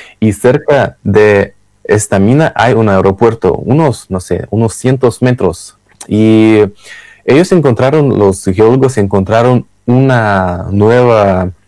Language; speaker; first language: Spanish; non-native, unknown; Russian